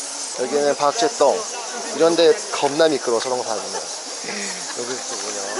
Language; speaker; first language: Korean; native; Korean